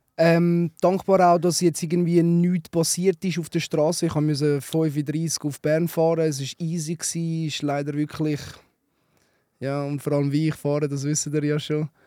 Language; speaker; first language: German; native; German